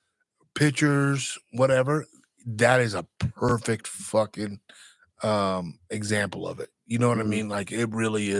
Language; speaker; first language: English; native; English